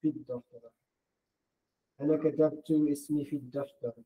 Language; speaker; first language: Arabic; non-native, learner; English